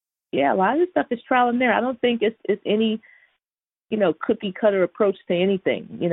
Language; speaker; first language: English; native; English